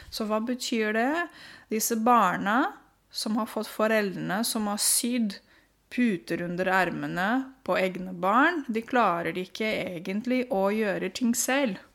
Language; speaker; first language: Norwegian; non-native, fluent; Romanian